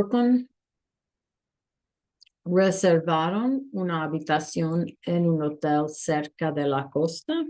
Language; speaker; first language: Spanish; non-native, fluent; English